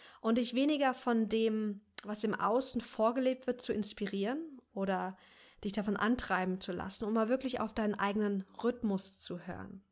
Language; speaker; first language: German; native; German